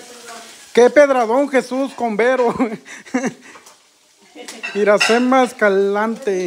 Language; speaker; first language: Spanish; native; Spanish